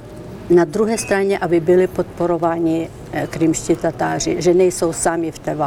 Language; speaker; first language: Czech; non-native, fluent; Ukrainian